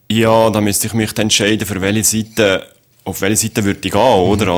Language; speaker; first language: German; native; German